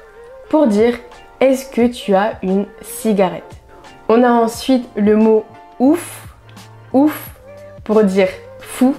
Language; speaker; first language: French; native; French